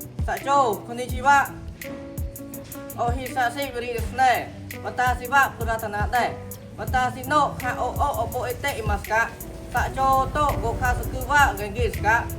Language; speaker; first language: Japanese; non-native, learner; Khmer